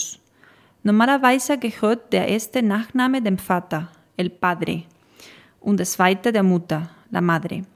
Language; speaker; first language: German; non-native, fluent; Spanish